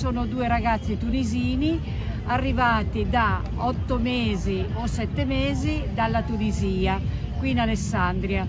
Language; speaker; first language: Italian; native; Italian